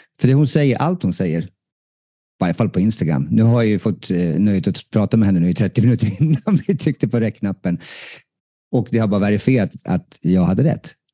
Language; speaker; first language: Swedish; native; Swedish